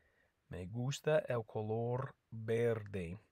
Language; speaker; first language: Spanish; non-native, fluent; English